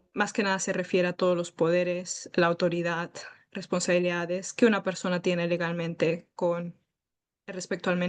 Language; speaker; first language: Spanish; native; Spanish